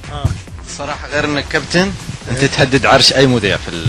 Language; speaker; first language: Arabic; native; Arabic